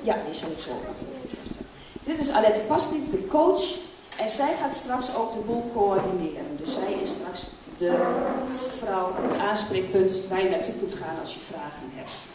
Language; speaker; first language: Dutch; native; Dutch